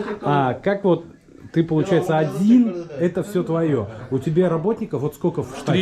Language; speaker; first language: Russian; native; Russian